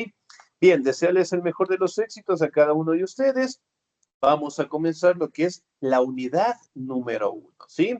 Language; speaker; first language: Spanish; native; Spanish